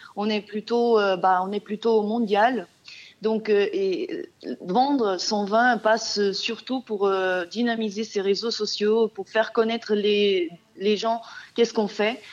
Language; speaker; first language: French; non-native, fluent; Portuguese